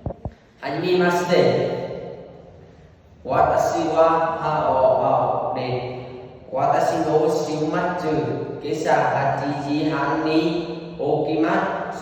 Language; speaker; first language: Japanese; non-native, learner; Vietnamese